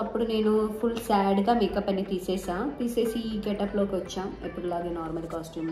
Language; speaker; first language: Telugu; non-native, local second language; Malayalam